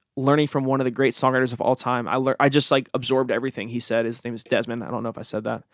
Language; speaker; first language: English; native; English